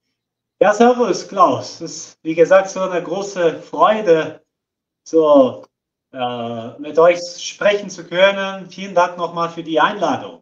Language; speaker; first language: German; non-native, fluent; Portuguese